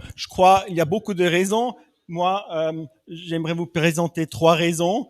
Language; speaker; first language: French; non-native, fluent; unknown